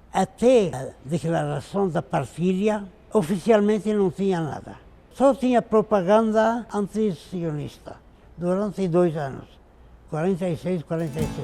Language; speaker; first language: Portuguese; non-native, fluent; Arabic